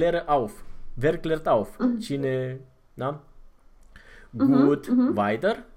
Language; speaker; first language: German; non-native, fluent; Romanian